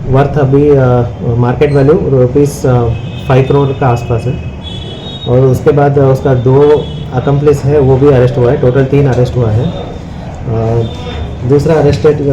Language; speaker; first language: Hindi; non-native, local second language; Bangla